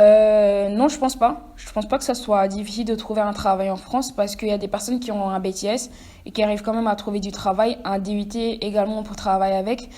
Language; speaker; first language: French; non-native, local second language; Wolof